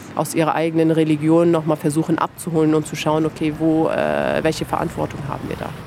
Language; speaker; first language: German; native; German